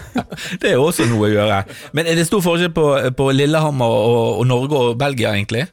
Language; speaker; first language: Norwegian; native; Norwegian